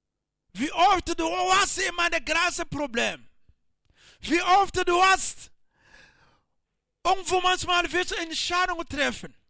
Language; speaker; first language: German; non-native, learner; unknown